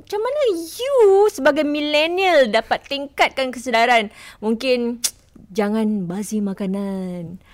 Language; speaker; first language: Malay; native; Malay